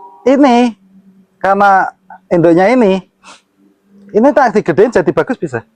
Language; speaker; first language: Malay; non-native, local second language; Javanese